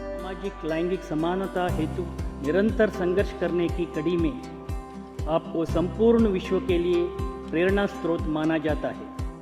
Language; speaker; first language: Hindi; non-native, local second language; Kannada